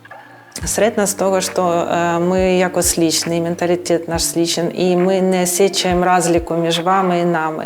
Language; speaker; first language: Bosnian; non-native, learner; Ukrainian